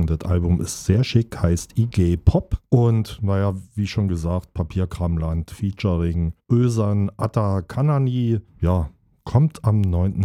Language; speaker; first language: German; native; German